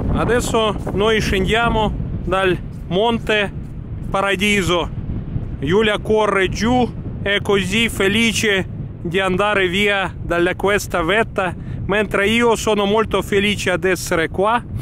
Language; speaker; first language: Italian; non-native, learner; Russian